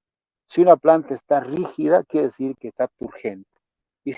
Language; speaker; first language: Spanish; native; Spanish